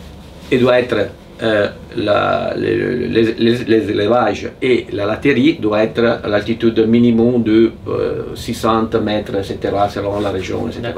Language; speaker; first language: French; non-native, fluent; Italian